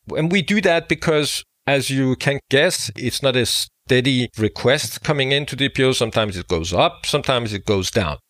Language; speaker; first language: English; non-native, fluent; Danish